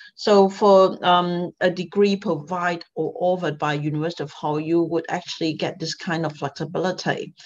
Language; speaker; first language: English; non-native, local second language; Cantonese